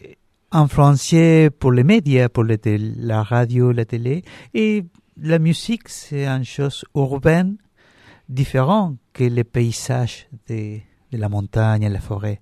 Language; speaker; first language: French; non-native, learner; Spanish